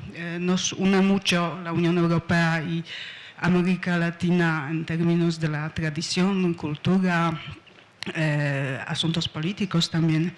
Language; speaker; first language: Spanish; non-native, fluent; Polish